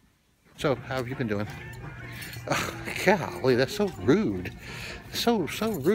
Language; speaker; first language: English; native; English